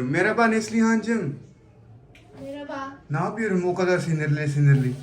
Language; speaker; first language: Turkish; non-native, learner; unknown